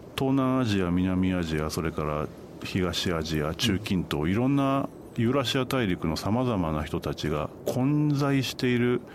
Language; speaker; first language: Japanese; native; Japanese